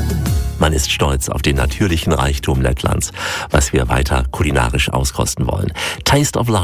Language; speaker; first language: German; native; German